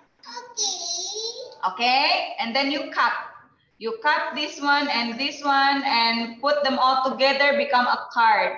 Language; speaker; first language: English; non-native, learner; Indonesian